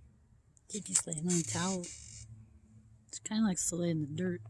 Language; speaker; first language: English; native; English